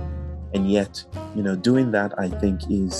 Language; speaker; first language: English; non-native, local second language; Yoruba